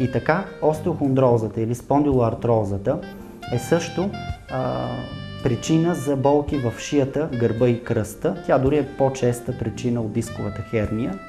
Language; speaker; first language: Bulgarian; native; Bulgarian